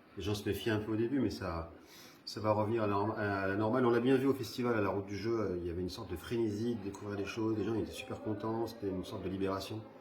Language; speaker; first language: French; early bilingual, other home language; Spanish